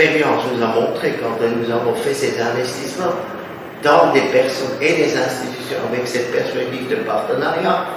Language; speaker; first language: French; non-native, fluent; German